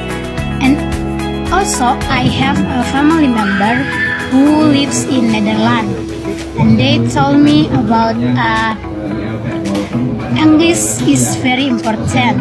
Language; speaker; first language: English; non-native, learner; Indonesian